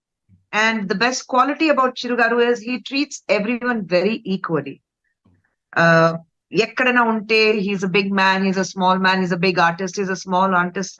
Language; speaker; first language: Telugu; non-native, local second language; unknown